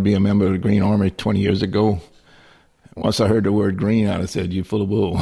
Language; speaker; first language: English; native; English